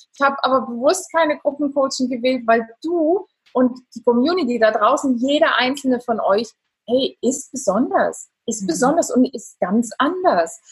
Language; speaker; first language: German; non-native, fluent; Italian